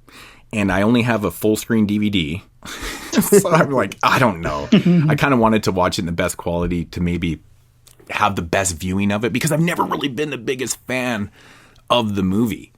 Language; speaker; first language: English; native; English